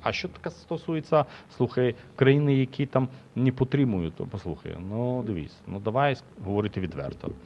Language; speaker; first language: Ukrainian; non-native, local second language; Russian